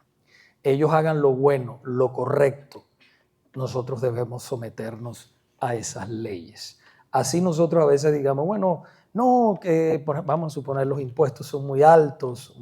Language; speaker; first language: Spanish; native; Spanish